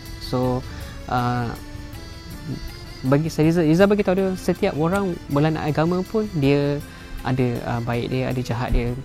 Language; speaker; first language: Malay; native; Malay